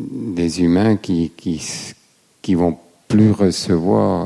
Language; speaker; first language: French; non-native, fluent; German